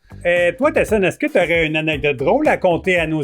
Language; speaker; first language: French; native; French